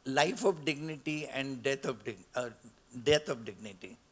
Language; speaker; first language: English; non-native, local second language; Marathi